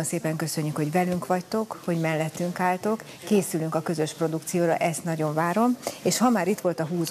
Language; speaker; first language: Hungarian; native; Hungarian